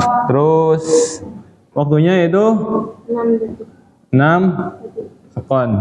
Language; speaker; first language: Indonesian; native; Indonesian